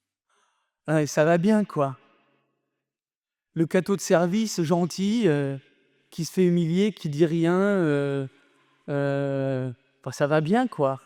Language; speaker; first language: French; native; French